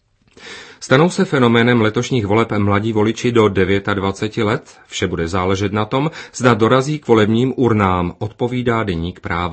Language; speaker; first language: Czech; native; Czech